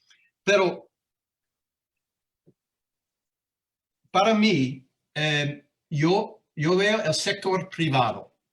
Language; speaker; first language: Spanish; non-native, fluent; English